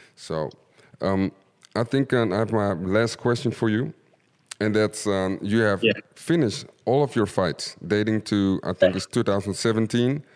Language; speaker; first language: English; non-native, fluent; Dutch